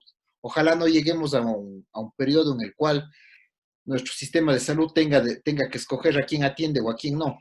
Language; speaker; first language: Spanish; native; Spanish